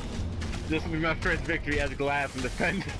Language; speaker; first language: English; native; English